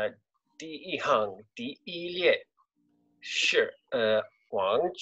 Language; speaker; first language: Chinese; non-native, learner; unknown